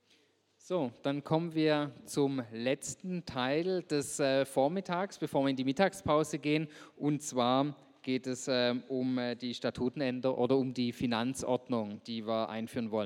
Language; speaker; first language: German; native; German